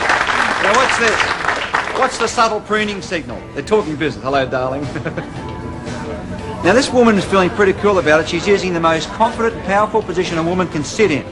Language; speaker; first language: English; native; English